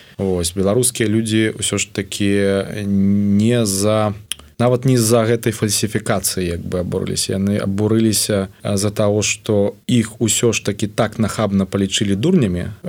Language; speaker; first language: Belarusian; non-native, local second language; Russian